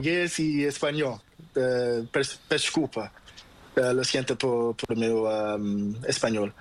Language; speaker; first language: Spanish; non-native, learner; Portuguese